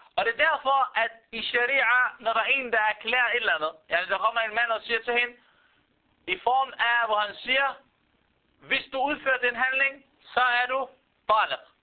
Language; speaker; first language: Danish; non-native, fluent; Arabic